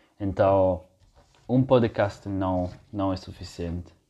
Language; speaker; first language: Portuguese; non-native, fluent; Italian